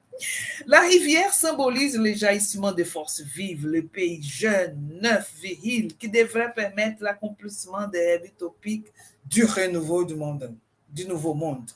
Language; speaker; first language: French; non-native, fluent; Portuguese